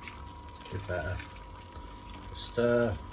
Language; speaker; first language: English; native; English